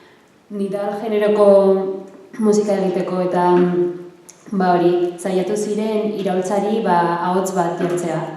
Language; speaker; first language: Basque; early bilingual, other home language; Arabic